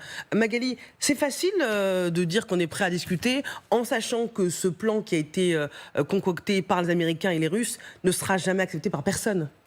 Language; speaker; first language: French; native; French